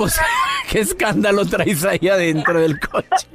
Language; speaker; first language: Spanish; native; Spanish